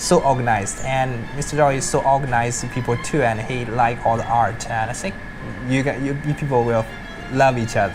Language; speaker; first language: English; non-native, learner; Chinese